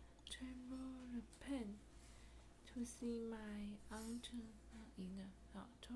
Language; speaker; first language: English; non-native, learner; Chinese